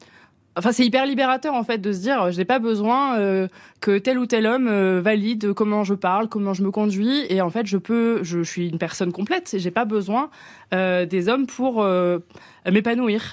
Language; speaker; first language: French; native; French